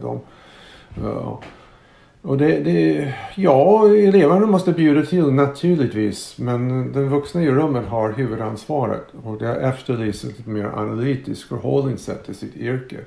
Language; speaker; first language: Swedish; non-native, fluent; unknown